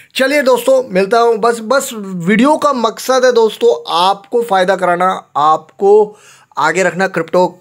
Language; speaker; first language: Hindi; native; Hindi